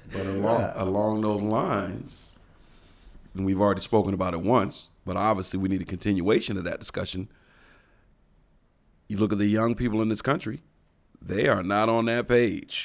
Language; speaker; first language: English; native; English